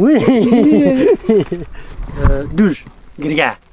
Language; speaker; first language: French; non-native, learner; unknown